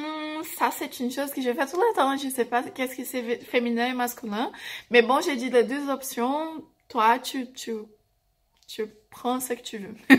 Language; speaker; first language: French; non-native, fluent; Portuguese